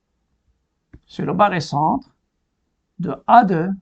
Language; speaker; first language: French; non-native, local second language; Arabic